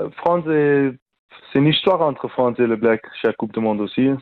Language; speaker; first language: French; non-native, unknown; Afrikaans